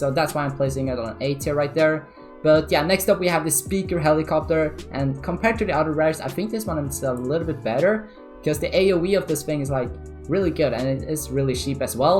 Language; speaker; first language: English; native; English